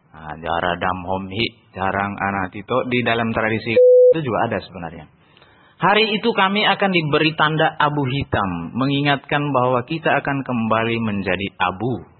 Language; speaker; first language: Indonesian; non-native, local second language; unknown